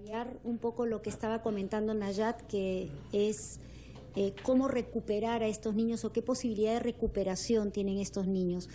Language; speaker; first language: Spanish; native; Spanish